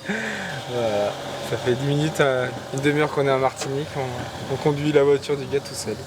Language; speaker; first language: French; native; French